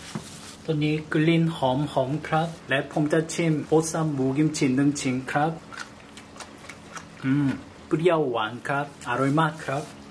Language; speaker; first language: Thai; non-native, learner; Korean